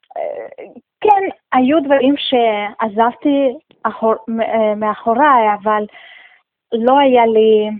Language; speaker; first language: Hebrew; non-native, fluent; Russian